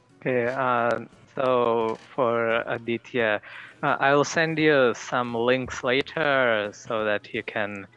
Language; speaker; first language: English; non-native, fluent; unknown